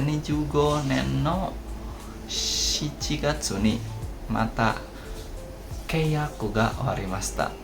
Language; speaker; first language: Japanese; non-native, learner; Indonesian